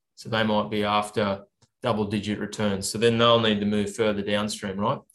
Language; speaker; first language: English; native; English